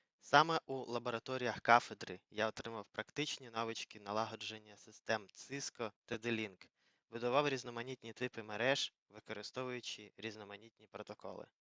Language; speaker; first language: Ukrainian; native; Ukrainian